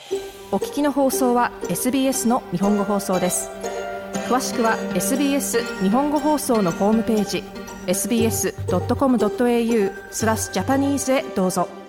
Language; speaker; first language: Japanese; native; Japanese